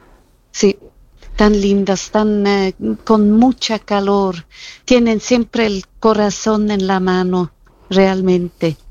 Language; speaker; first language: Spanish; non-native, fluent; German